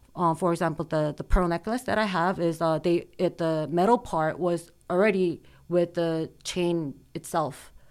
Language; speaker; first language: English; early bilingual, other home language; Korean